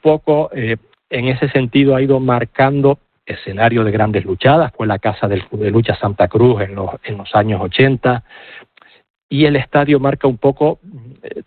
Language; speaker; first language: Spanish; native; Spanish